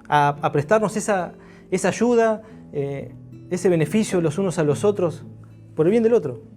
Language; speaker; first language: Spanish; native; Spanish